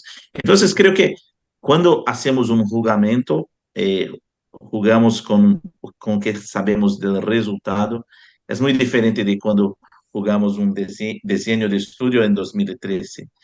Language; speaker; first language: Spanish; non-native, fluent; Portuguese